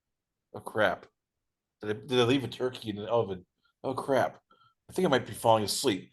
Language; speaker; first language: English; native; English